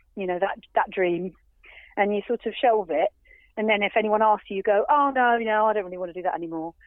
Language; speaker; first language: English; native; English